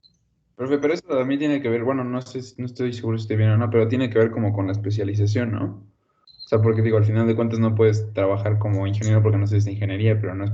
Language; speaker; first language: Spanish; native; Spanish